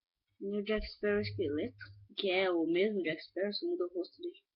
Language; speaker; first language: Portuguese; native; Portuguese